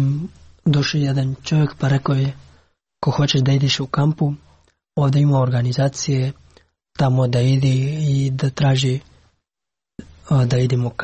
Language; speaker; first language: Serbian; non-native, learner; Pashto